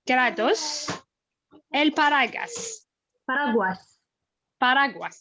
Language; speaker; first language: Spanish; non-native, learner; French